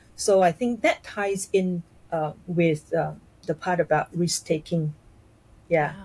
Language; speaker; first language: English; non-native, local second language; Chinese